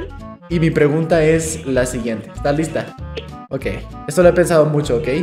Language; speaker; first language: Spanish; native; Spanish